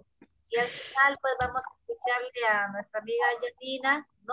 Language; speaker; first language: Spanish; native; Spanish